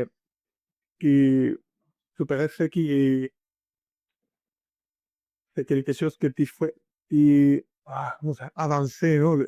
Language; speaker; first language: French; non-native, learner; Spanish